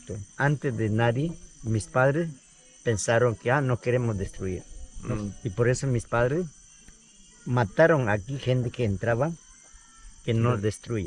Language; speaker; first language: Spanish; non-native, local second language; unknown